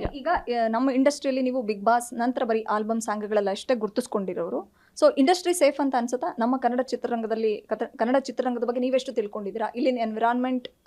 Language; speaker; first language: Kannada; native; Kannada